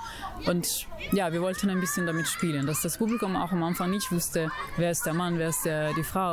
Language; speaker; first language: German; non-native, fluent; Italian